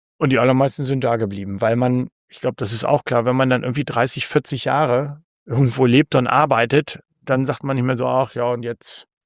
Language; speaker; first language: German; native; German